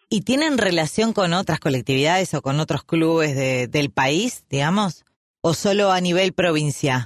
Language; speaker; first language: Spanish; native; Spanish